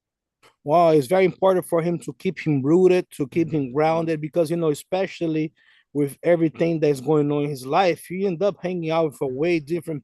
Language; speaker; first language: English; non-native, fluent; Portuguese